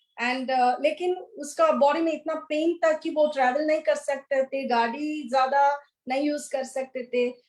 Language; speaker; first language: Hindi; non-native, local second language; Kannada